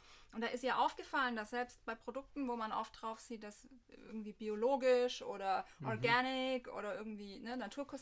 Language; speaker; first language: German; native; German